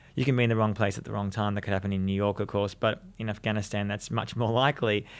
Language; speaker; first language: English; native; English